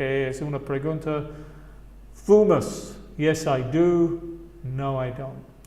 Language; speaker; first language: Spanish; non-native, fluent; English